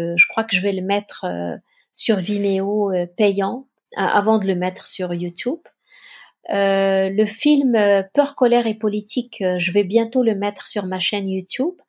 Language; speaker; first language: French; non-native, local second language; Kabyle